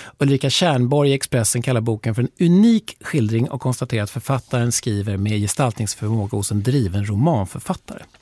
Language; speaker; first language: Swedish; native; Swedish